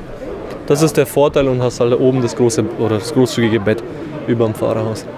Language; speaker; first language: German; native; German